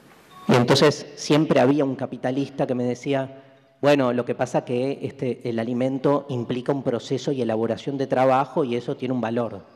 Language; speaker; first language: Spanish; native; Spanish